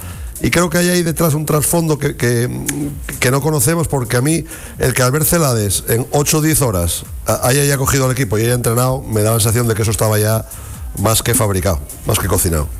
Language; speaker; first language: Spanish; native; Spanish